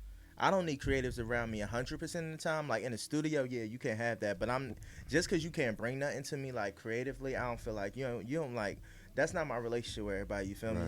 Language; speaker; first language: English; native; English